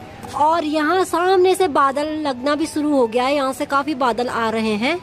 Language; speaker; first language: Hindi; native; Hindi